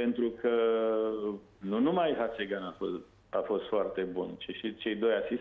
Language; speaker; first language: Romanian; native; Romanian